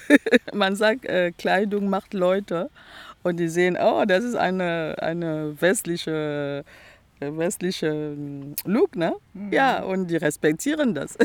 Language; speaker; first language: German; non-native, fluent; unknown